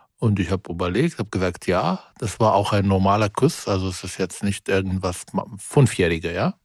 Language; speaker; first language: German; non-native, fluent; Arabic